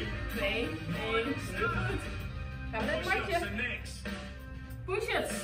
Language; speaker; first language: Dutch; native; Dutch